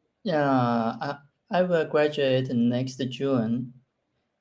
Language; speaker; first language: English; non-native, learner; Chinese